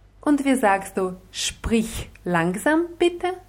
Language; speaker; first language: German; non-native, fluent; Russian